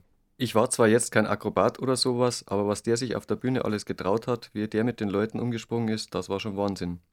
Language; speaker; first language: German; native; German